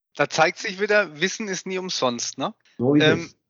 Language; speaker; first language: German; native; German